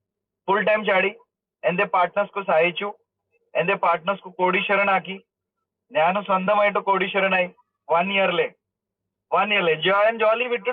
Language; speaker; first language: Malayalam; early bilingual, heritage; Malayalam